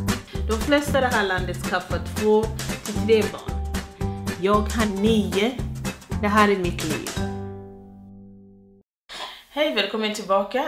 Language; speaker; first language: Swedish; non-native, fluent; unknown